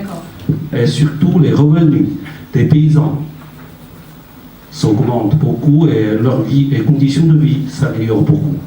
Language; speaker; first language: French; non-native, fluent; Chinese